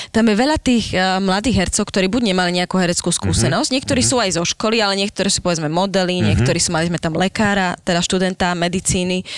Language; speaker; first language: Slovak; native; Slovak